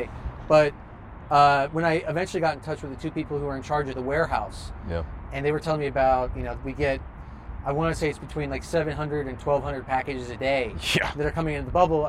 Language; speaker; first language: English; native; English